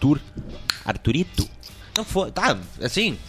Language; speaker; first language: Portuguese; native; Portuguese